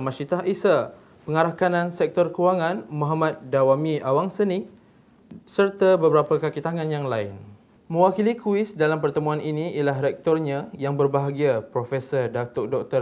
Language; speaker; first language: Malay; native; Malay